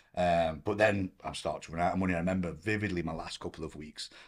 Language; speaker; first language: English; native; English